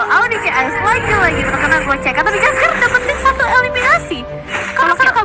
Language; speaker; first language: Indonesian; native; Indonesian